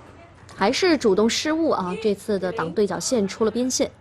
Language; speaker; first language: Chinese; native; Chinese